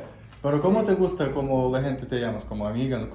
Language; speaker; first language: Spanish; non-native, learner; Russian